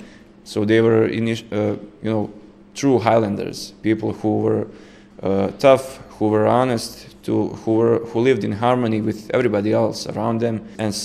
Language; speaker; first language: English; non-native, fluent; Serbian